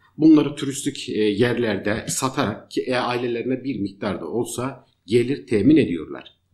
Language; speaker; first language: Turkish; native; Turkish